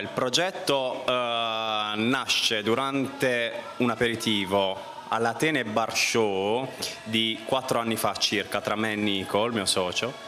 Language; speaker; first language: Italian; native; Italian